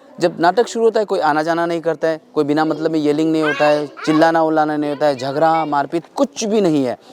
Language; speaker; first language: Hindi; non-native, local second language; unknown